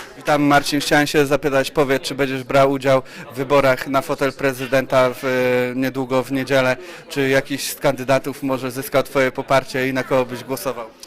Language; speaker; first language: Polish; native; Polish